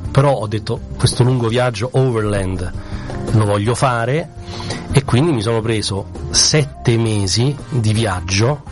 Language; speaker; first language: Italian; native; Italian